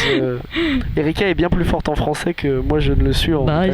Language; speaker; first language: French; native; French